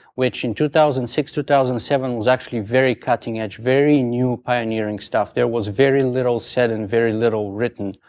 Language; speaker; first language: English; non-native, fluent; Bulgarian